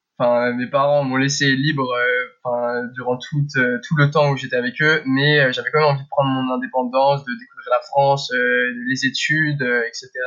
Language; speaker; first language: French; early bilingual, heritage; French